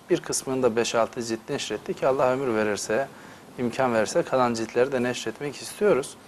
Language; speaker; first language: Turkish; native; Turkish